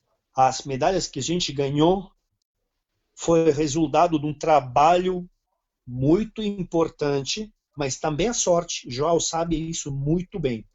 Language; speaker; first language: Portuguese; non-native, fluent; Serbian